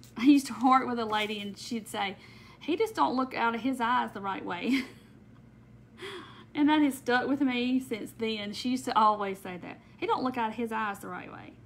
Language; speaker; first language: English; native; English